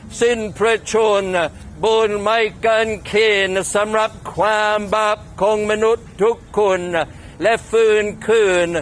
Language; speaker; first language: Thai; non-native, fluent; English